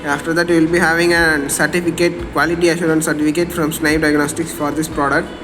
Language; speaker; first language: English; non-native, local second language; Tamil